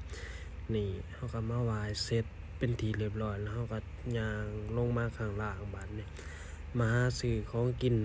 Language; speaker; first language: Thai; non-native, local second language; Lao